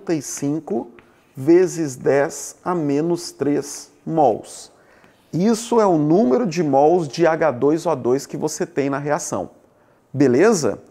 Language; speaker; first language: Portuguese; native; Portuguese